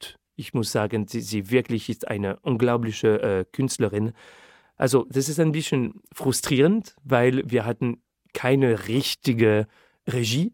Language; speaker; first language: German; non-native, fluent; French